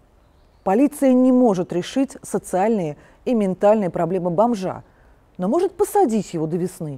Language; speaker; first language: Russian; native; Russian